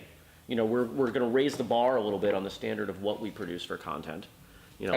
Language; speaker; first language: English; native; English